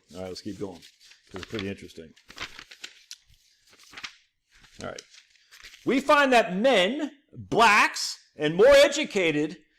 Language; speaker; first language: English; native; English